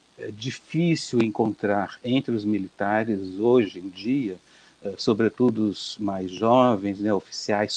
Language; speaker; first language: Portuguese; native; Portuguese